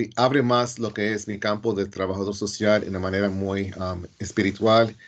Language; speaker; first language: Spanish; early bilingual, heritage; Spanish